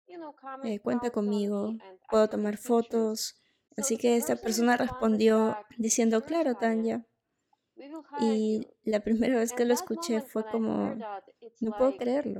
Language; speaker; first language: Spanish; non-native, fluent; Russian